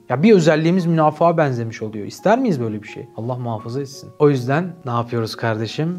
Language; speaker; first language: Turkish; native; Turkish